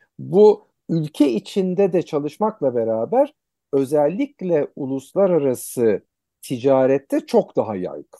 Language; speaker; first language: Turkish; native; Turkish